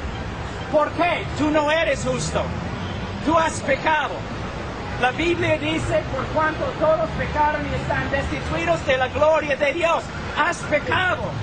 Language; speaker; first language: Spanish; non-native, fluent; English